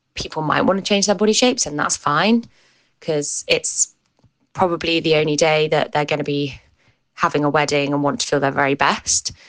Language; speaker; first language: English; native; English